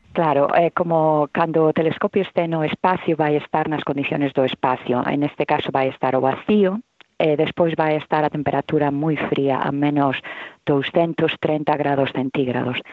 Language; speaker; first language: Galician; non-native, local second language; Spanish